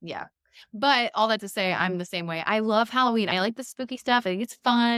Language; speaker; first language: English; native; English